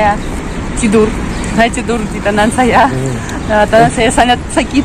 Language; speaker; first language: Indonesian; non-native, learner; Russian